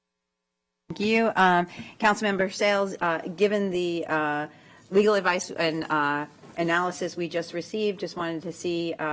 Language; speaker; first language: English; native; English